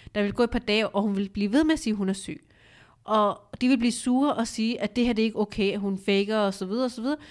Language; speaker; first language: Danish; early bilingual, other home language; Urdu